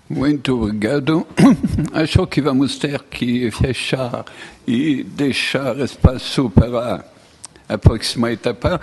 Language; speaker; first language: Portuguese; non-native, fluent; French